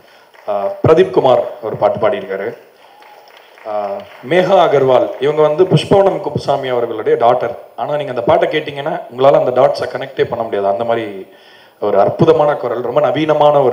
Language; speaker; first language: Tamil; native; Tamil